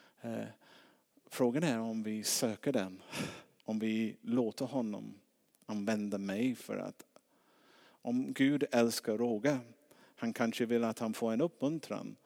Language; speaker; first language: Swedish; non-native, fluent; English